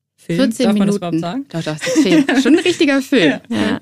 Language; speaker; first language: German; native; German